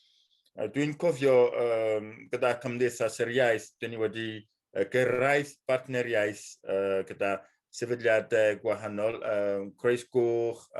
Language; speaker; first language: Welsh; non-native, fluent; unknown